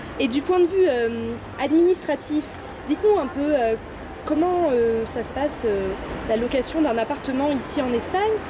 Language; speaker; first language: French; native; French